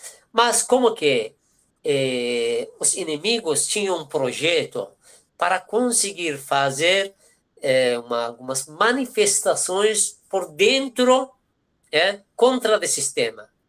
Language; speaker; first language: Portuguese; non-native, fluent; Persian